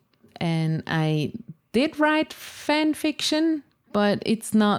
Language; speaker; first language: English; non-native, fluent; Swiss German